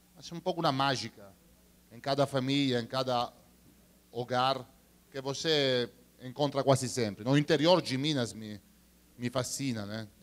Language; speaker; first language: Portuguese; non-native, fluent; Italian